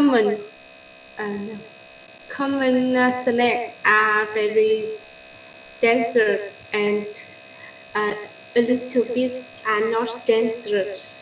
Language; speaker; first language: English; non-native, learner; Vietnamese